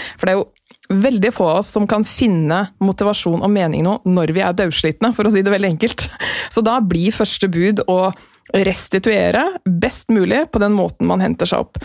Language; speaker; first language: Norwegian; native; Norwegian